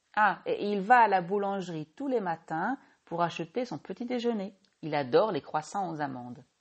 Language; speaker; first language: French; native; French